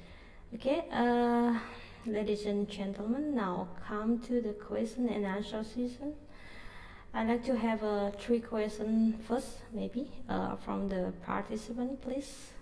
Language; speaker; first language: English; non-native, learner; Indonesian